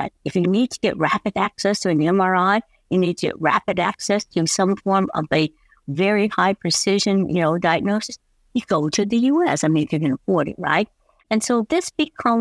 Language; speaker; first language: English; native; English